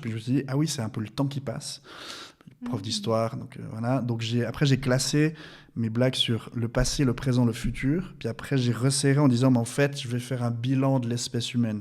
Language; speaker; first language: French; native; French